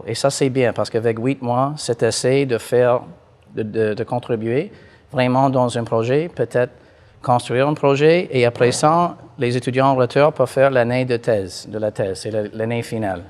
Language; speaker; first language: French; non-native, fluent; English